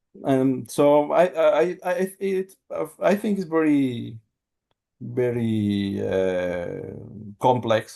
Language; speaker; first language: English; non-native, learner; Spanish